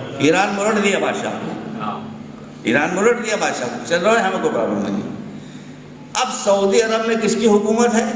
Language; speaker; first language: Urdu; native; Urdu